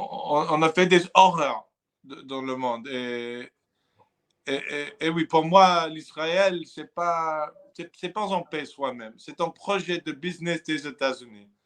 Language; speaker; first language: French; non-native, fluent; English